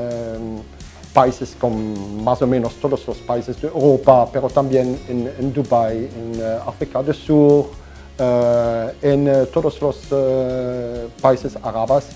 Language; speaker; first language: Spanish; non-native, learner; German